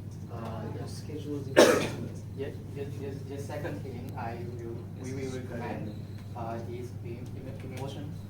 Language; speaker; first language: English; non-native, learner; Vietnamese